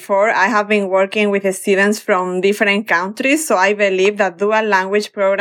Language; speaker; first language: English; non-native, fluent; Spanish